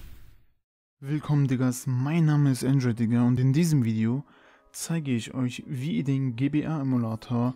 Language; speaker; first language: German; native; German